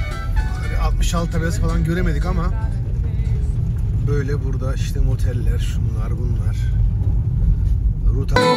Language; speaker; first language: Turkish; native; Turkish